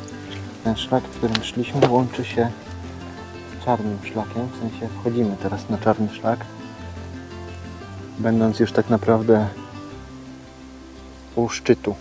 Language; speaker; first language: Polish; native; Polish